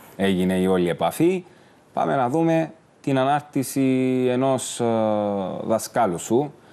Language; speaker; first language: Greek; native; Greek